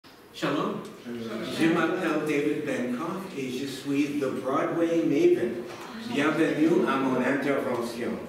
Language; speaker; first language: French; non-native, fluent; English